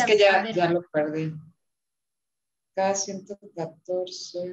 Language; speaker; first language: Spanish; native; Spanish